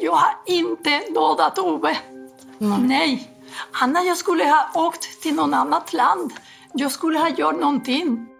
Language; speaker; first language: Swedish; non-native, fluent; Spanish